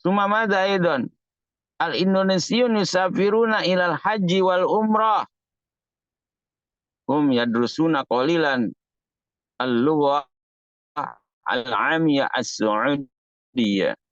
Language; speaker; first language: Arabic; non-native, fluent; Indonesian